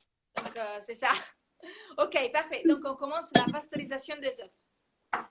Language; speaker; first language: French; non-native, fluent; Italian